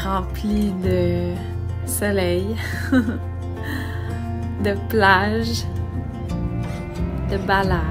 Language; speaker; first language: French; native; French